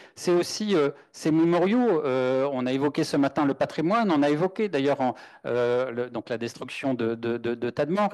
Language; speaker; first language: French; native; French